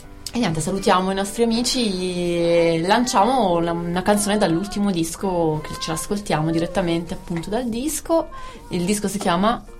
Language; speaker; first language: Italian; native; Italian